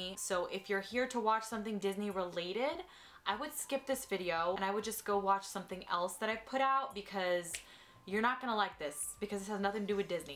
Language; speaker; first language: English; native; English